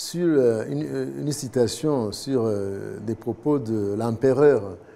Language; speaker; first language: French; non-native, local second language; Kinyarwanda